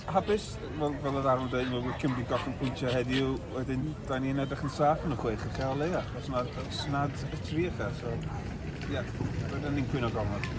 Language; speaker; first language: Welsh; native; Welsh